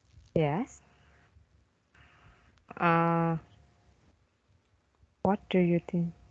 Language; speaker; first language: English; non-native, learner; Vietnamese